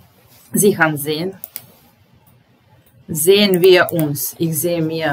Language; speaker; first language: German; non-native, fluent; Serbian